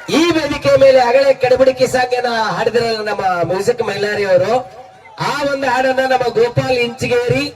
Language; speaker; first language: Kannada; native; Kannada